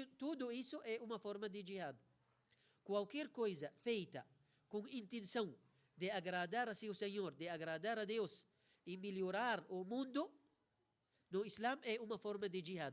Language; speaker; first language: Portuguese; non-native, fluent; Arabic